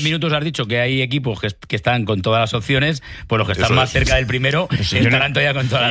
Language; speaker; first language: Spanish; native; Spanish